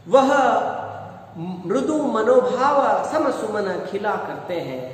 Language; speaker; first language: Hindi; non-native, local second language; Kannada